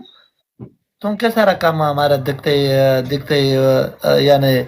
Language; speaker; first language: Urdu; non-native, learner; Pashto